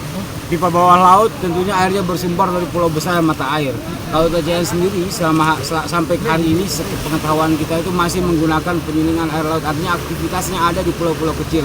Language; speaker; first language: Indonesian; native; Indonesian